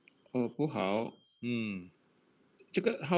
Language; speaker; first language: Chinese; non-native, learner; Indonesian